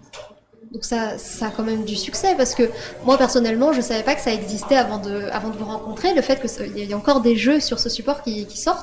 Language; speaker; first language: French; native; French